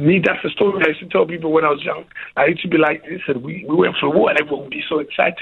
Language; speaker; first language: English; early bilingual, other home language; Lingala